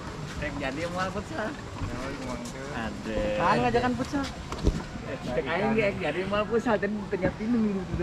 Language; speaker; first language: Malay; non-native, local second language; Sundanese